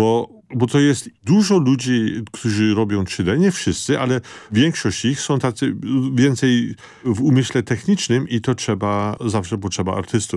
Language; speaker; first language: Polish; early bilingual, heritage; Polish